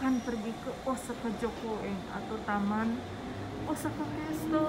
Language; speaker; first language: Indonesian; native; Indonesian